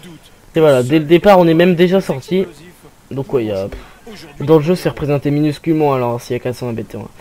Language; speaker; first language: French; native; French